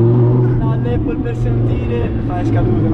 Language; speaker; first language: Italian; native; Italian